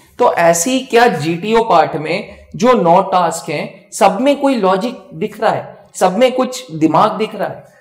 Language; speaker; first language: Hindi; native; Hindi